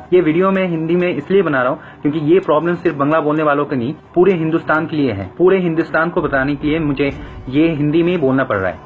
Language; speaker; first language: Hindi; non-native, fluent; Bangla